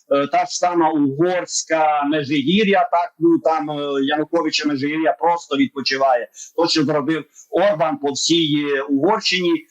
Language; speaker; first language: Ukrainian; non-native, local second language; Hungarian